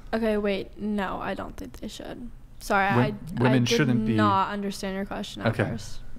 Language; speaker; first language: English; native; English